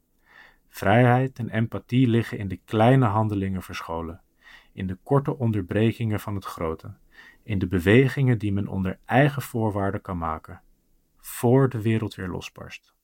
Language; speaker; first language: Dutch; native; Dutch